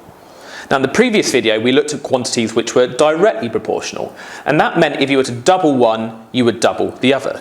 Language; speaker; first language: English; native; English